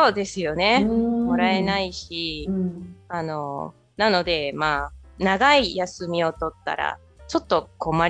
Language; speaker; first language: Japanese; non-native, fluent; Spanish